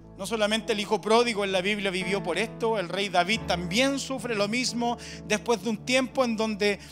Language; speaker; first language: Spanish; native; Spanish